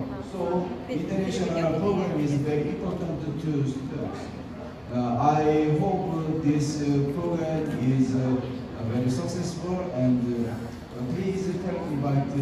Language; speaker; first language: English; non-native, learner; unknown